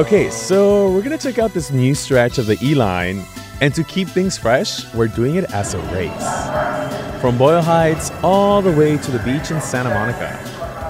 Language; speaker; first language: English; native; English